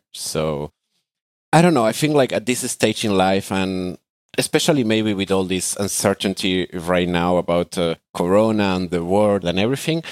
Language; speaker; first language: English; non-native, fluent; Spanish